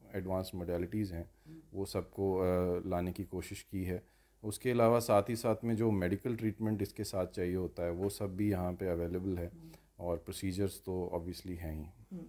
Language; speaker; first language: Hindi; native; Hindi